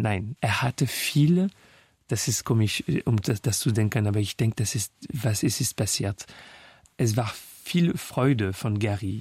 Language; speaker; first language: German; non-native, local second language; French